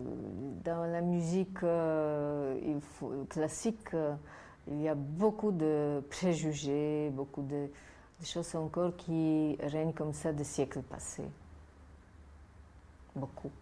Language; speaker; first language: French; non-native, fluent; Polish